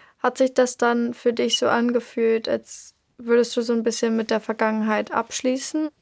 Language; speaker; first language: German; native; German